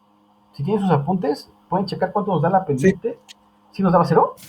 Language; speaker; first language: Spanish; native; Spanish